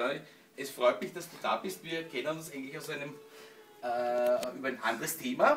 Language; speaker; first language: German; native; German